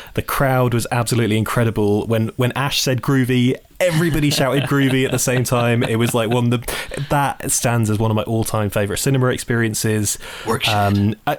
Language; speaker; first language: English; native; English